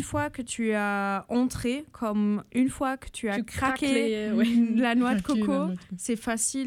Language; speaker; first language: French; non-native, fluent; German